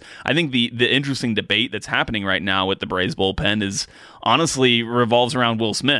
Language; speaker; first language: English; native; English